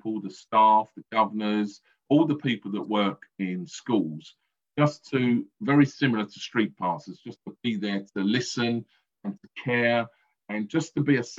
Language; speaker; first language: English; native; English